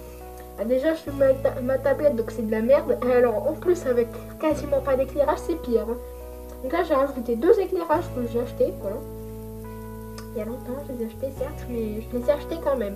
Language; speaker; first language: French; native; French